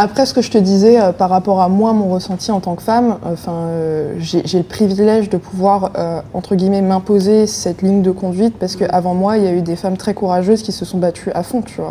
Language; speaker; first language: French; native; French